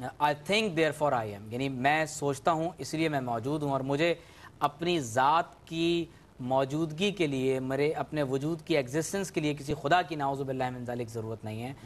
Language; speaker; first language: Urdu; native; Urdu